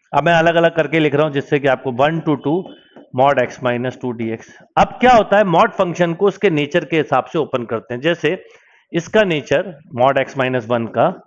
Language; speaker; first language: Hindi; native; Hindi